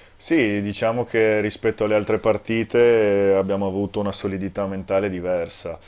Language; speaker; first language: Italian; native; Italian